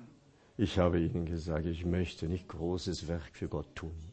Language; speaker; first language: German; non-native, fluent; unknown